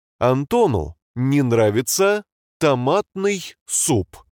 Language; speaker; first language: Russian; non-native, fluent; English